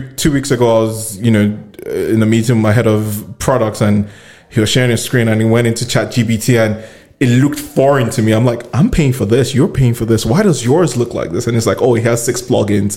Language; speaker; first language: English; non-native, local second language; Yoruba